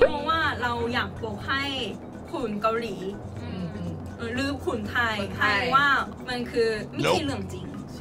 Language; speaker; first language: Thai; non-native, learner; Korean